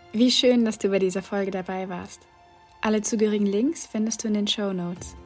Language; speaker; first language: German; native; German